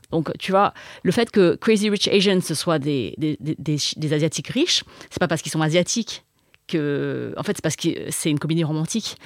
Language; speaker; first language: French; native; French